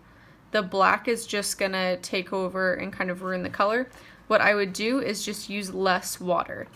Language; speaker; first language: English; native; English